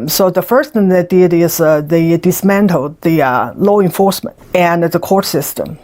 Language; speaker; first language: English; non-native, fluent; Chinese